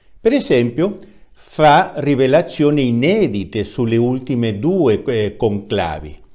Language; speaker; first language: Italian; non-native, fluent; Spanish